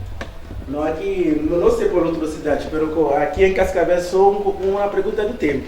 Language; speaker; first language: Portuguese; non-native, learner; Haitian Creole